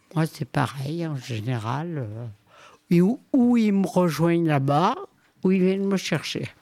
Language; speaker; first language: French; native; French